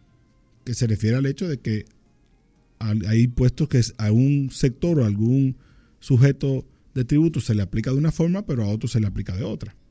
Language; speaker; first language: Spanish; native; Spanish